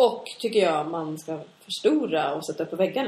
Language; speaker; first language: Swedish; native; Swedish